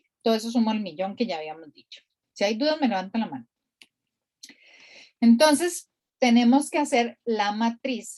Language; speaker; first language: Spanish; native; Spanish